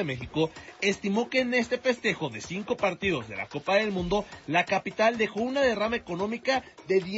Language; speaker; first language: Spanish; native; Spanish